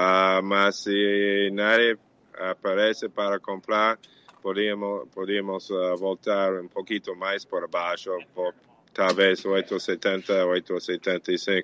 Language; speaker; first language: Portuguese; non-native, fluent; English